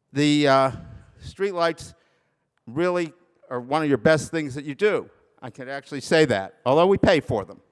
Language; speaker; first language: English; native; English